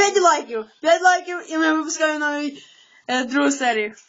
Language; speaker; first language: Ukrainian; native; Ukrainian